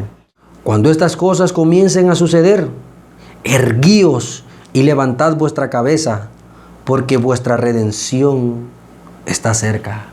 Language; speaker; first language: Spanish; native; Spanish